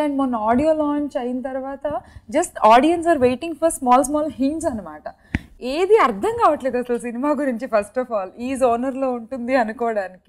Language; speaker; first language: Telugu; native; Telugu